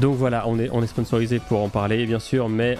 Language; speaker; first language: French; native; French